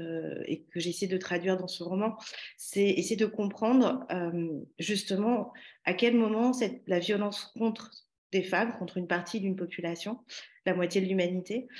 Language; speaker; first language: French; native; French